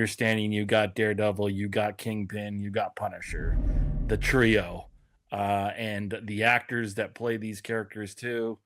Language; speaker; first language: English; native; English